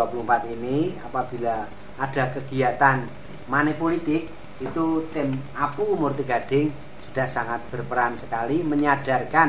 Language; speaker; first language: Indonesian; native; Indonesian